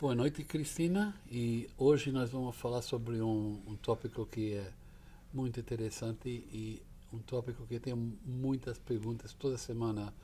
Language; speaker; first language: Portuguese; non-native, fluent; English